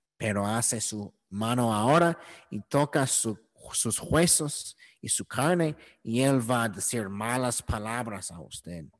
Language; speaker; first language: Spanish; non-native, learner; English